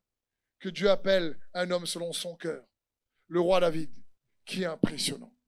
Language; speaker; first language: French; native; French